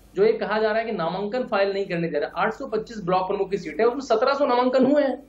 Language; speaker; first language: Hindi; native; Hindi